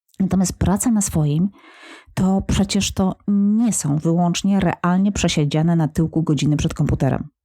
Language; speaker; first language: Polish; native; Polish